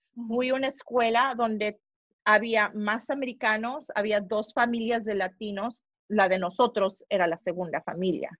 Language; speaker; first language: Spanish; early bilingual, heritage; Spanish